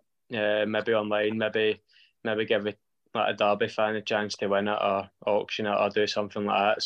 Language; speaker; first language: English; native; English